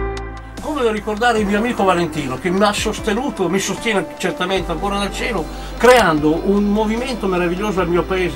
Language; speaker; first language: Italian; native; Italian